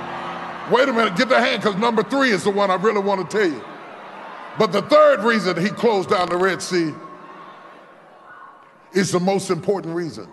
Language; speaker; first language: English; native; English